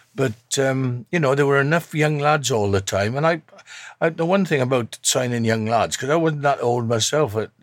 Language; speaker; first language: English; native; English